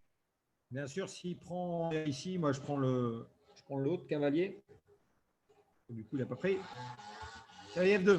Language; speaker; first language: French; native; French